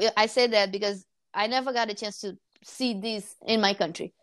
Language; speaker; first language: English; non-native, fluent; Portuguese